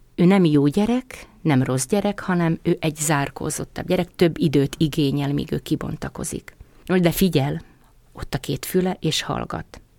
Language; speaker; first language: Hungarian; native; Hungarian